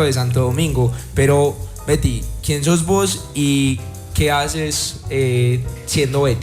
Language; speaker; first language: Spanish; native; Spanish